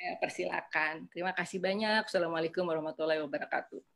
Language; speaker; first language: Indonesian; native; Indonesian